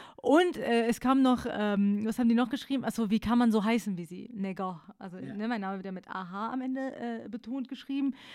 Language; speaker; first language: German; early bilingual, other home language; Persian